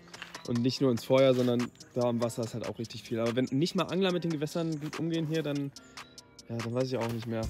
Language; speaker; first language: German; native; German